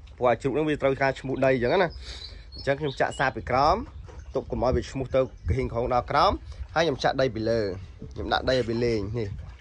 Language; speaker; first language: Khmer; native; Khmer